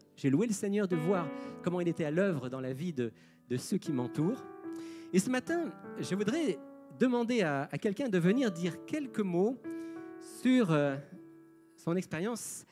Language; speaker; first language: French; native; French